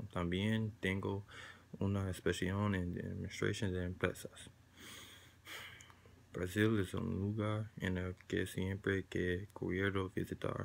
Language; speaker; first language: Spanish; non-native, learner; English